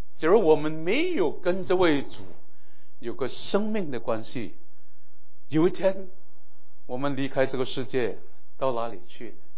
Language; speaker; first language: Chinese; non-native, local second language; Cantonese